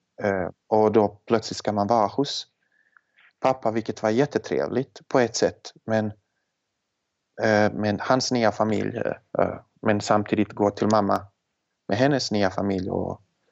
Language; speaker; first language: Swedish; non-native, fluent; Serbian